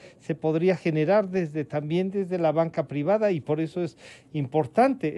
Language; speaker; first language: Spanish; native; Spanish